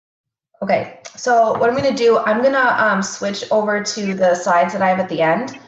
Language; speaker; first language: English; native; English